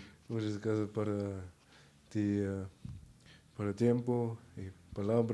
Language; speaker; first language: Spanish; non-native, learner; German